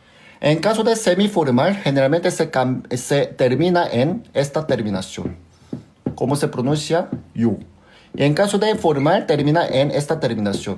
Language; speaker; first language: Spanish; non-native, fluent; Korean